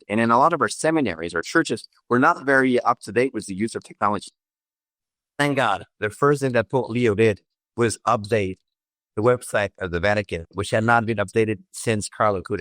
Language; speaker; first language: English; non-native, fluent; French